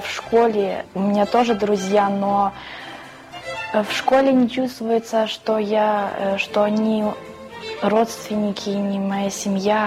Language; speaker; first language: Russian; early bilingual, heritage; Russian